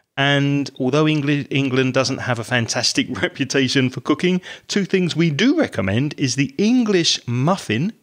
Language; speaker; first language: English; native; English